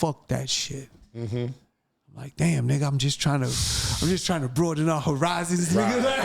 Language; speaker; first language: English; native; English